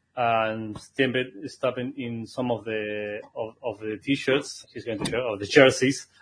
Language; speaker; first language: English; non-native, fluent; Spanish